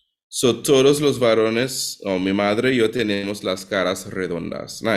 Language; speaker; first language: Spanish; non-native, fluent; English